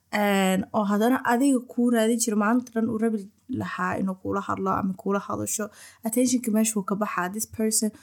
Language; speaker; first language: Somali; early bilingual, heritage; Somali